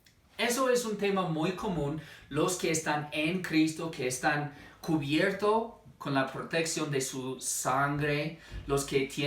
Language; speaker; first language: Spanish; non-native, fluent; English